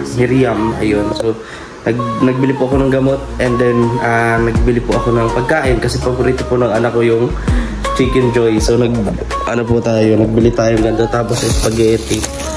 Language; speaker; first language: Filipino; native; Filipino